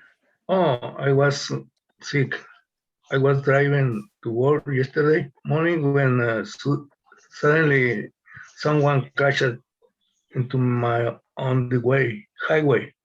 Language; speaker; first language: English; non-native, learner; Spanish